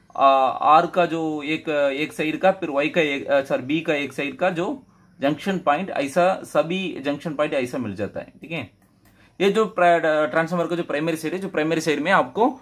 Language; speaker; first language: Hindi; non-native, local second language; Tamil